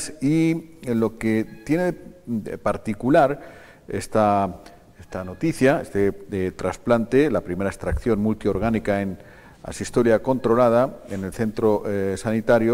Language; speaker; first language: Spanish; native; Spanish